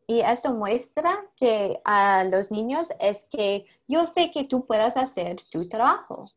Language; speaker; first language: Spanish; non-native, learner; English